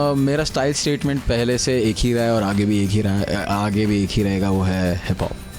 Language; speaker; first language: Hindi; non-native, local second language; Tulu